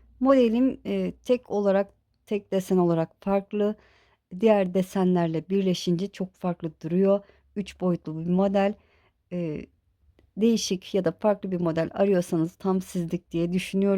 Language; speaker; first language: Turkish; native; Turkish